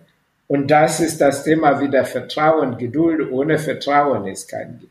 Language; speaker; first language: German; non-native, fluent; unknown